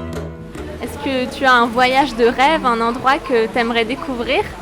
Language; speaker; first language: French; native; French